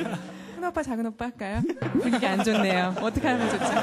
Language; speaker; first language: Korean; native; Korean